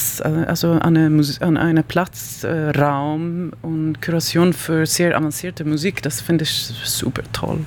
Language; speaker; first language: German; non-native, learner; Swedish